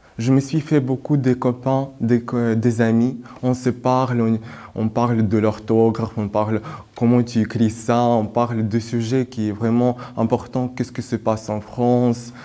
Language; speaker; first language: French; non-native, learner; Russian